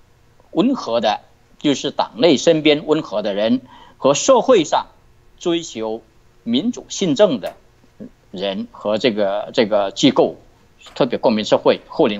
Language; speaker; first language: Chinese; native; Chinese